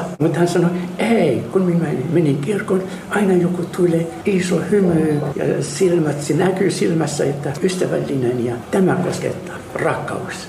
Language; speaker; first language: Finnish; non-native, learner; Arabic